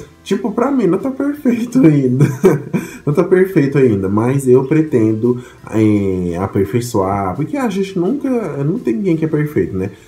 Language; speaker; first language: Portuguese; non-native, fluent; Haitian Creole